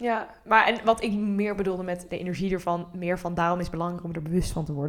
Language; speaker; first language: Dutch; native; Dutch